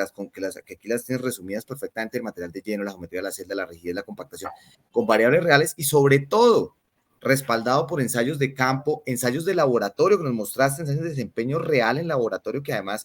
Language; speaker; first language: Spanish; native; Spanish